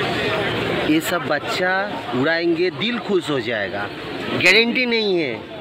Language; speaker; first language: Hindi; non-native, local second language; Bangla